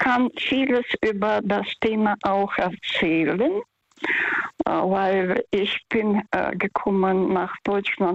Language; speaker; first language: German; non-native, fluent; Russian